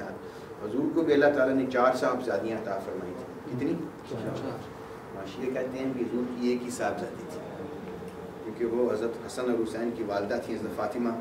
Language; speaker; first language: Urdu; native; Urdu